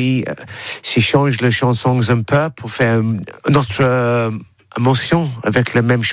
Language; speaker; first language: French; non-native, learner; English